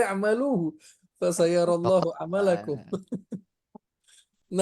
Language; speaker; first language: Arabic; non-native, fluent; Indonesian